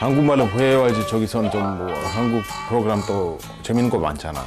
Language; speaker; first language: Korean; non-native, fluent; Amharic